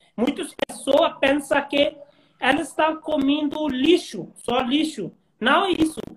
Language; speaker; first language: Portuguese; non-native, learner; Hindi